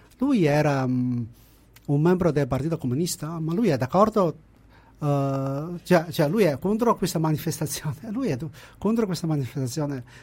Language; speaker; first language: Italian; non-native, fluent; Chinese